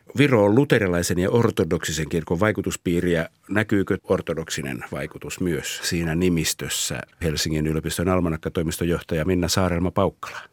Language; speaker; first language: Finnish; native; Finnish